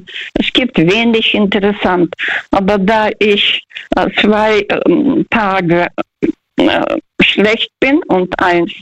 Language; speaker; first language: German; early bilingual, heritage; Russian